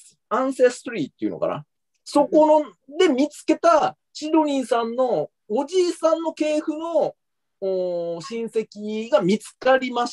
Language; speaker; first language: Japanese; native; Japanese